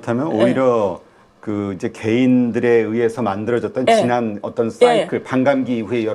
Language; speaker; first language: Korean; native; Korean